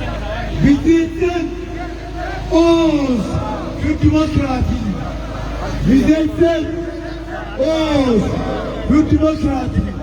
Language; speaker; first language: German; non-native, learner; Oromo